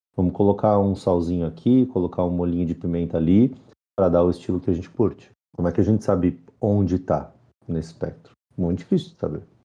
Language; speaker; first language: Portuguese; native; Portuguese